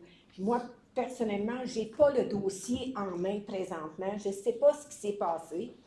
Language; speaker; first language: French; native; French